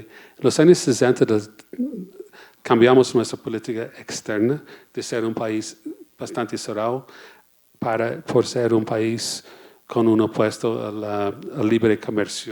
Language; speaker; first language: Spanish; non-native, fluent; English